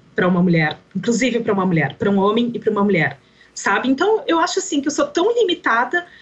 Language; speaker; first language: Portuguese; native; Portuguese